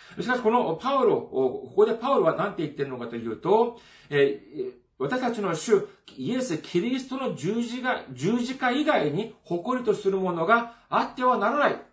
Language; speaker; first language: Japanese; non-native, fluent; Korean